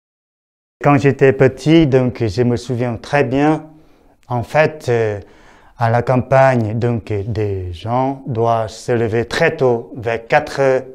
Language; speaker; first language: French; non-native, fluent; Vietnamese